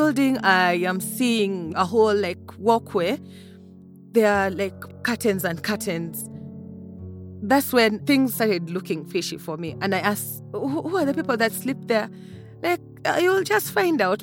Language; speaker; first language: English; non-native, local second language; Ganda